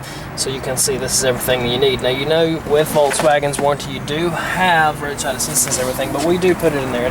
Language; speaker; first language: English; native; English